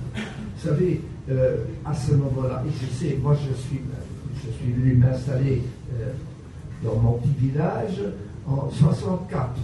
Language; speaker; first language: French; native; French